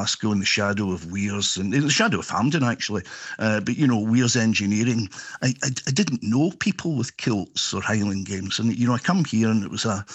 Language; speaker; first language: English; native; English